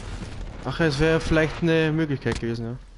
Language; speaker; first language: German; native; German